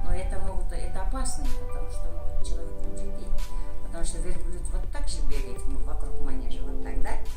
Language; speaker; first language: Russian; non-native, local second language; Kyrgyz